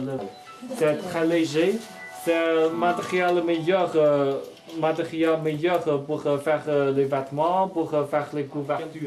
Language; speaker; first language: French; non-native, fluent; Chinese